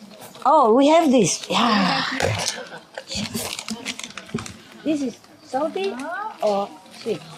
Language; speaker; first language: English; non-native, fluent; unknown